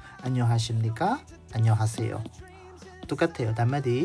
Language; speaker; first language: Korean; non-native, fluent; Burmese